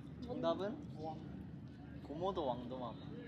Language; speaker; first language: Korean; native; Korean